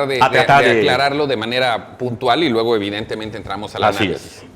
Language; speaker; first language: Spanish; native; Spanish